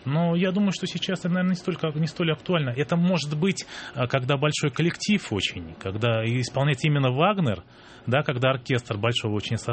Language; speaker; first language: Russian; native; Russian